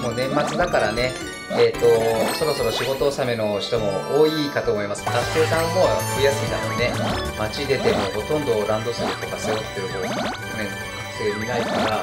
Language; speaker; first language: Japanese; native; Japanese